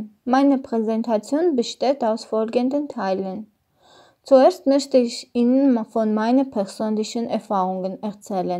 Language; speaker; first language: German; non-native, learner; Armenian